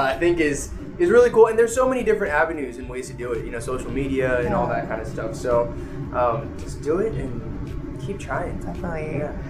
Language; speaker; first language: English; native; English